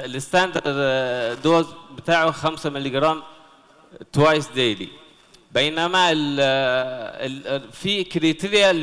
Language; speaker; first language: Arabic; native; Arabic